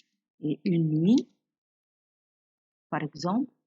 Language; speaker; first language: French; non-native, fluent; Arabic